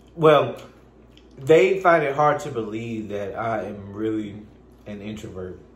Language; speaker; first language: English; native; English